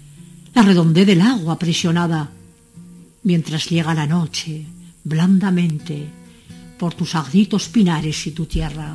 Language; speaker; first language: Spanish; native; Spanish